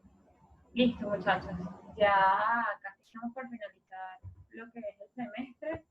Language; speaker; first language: Spanish; native; Spanish